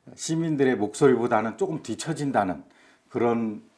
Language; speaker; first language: Korean; native; Korean